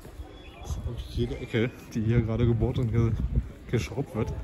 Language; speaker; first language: German; native; German